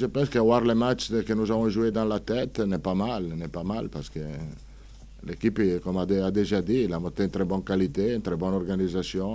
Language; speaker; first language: French; non-native, fluent; Italian